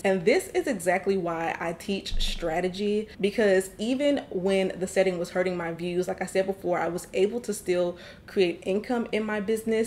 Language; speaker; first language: English; native; English